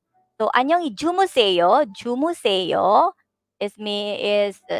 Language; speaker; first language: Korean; non-native, fluent; Filipino